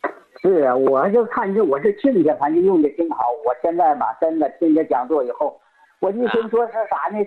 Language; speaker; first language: Chinese; native; Chinese